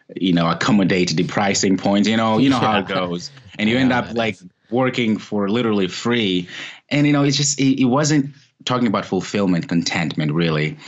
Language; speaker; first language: English; non-native, fluent; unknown